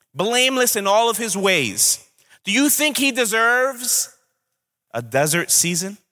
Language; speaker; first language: English; native; English